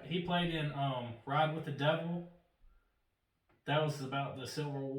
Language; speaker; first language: English; native; English